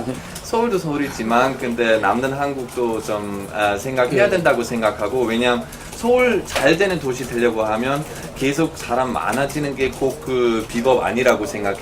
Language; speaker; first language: Korean; non-native, fluent; German